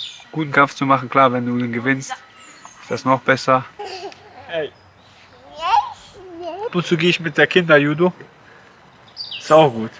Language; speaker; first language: German; non-native, fluent; Polish